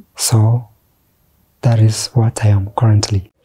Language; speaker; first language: English; non-native, fluent; Oromo